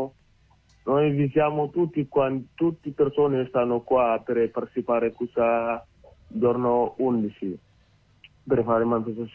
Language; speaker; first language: Italian; non-native, learner; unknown